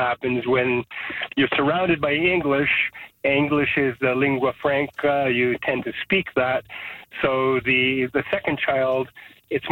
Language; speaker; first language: English; non-native, fluent; Serbian